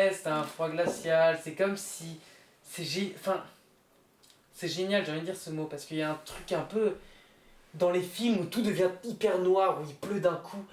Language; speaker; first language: French; native; French